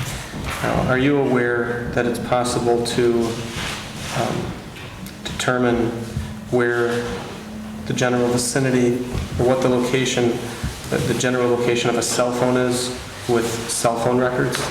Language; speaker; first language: English; native; English